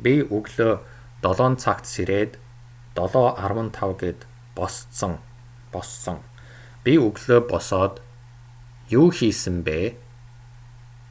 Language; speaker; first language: Mongolian; non-native, fluent; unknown